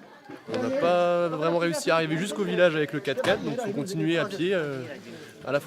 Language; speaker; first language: French; native; French